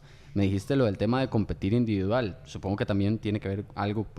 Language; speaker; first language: Spanish; native; Spanish